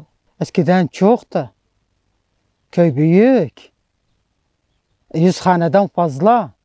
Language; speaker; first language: Turkish; non-native, local second language; Arabic